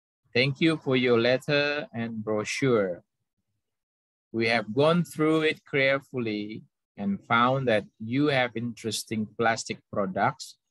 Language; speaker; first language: English; non-native, fluent; Indonesian